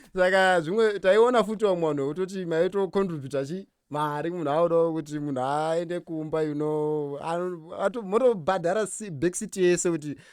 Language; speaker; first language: Shona; native; Shona